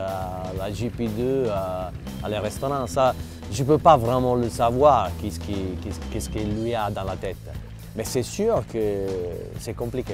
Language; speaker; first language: French; non-native, fluent; Italian